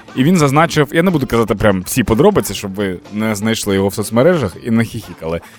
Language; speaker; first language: Ukrainian; non-native, local second language; Russian